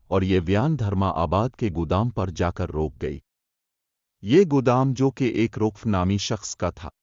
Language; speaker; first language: Urdu; native; Urdu